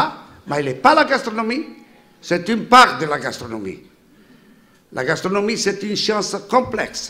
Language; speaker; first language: French; non-native, fluent; Italian